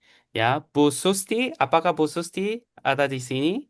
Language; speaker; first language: Indonesian; non-native, fluent; Korean